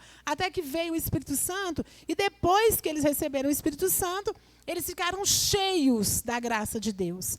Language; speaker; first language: Portuguese; native; Portuguese